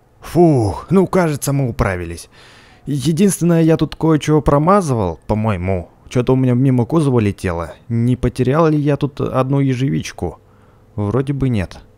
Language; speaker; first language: Russian; native; Russian